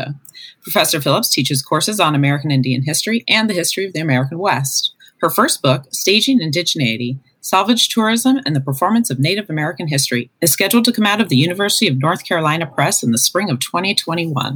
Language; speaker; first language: English; native; English